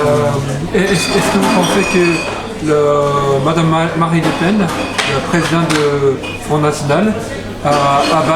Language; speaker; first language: French; non-native, learner; Japanese